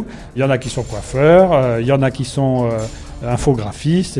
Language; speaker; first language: French; native; French